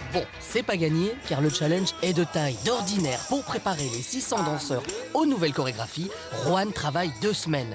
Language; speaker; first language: French; native; French